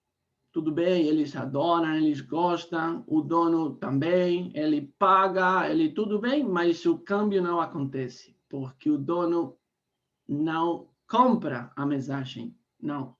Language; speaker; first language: Portuguese; non-native, fluent; Spanish